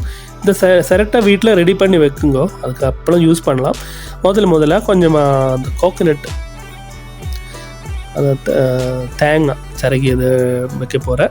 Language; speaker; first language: Tamil; non-native, learner; Malayalam